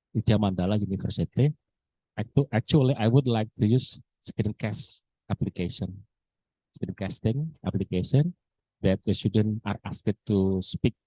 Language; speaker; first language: English; non-native, learner; Indonesian